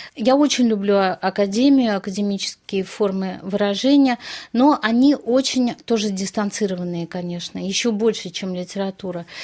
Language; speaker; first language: Russian; native; Russian